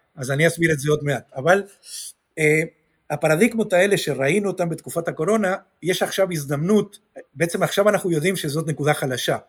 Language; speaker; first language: Hebrew; non-native, fluent; Spanish